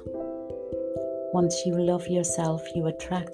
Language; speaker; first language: English; native; English